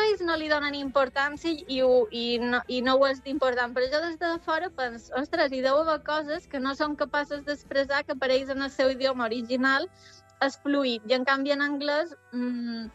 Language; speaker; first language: Catalan; native; Catalan